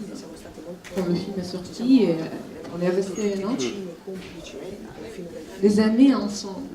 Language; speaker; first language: French; non-native, fluent; Italian